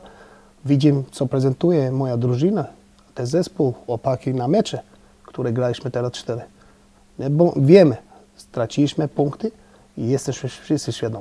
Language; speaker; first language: Polish; non-native, fluent; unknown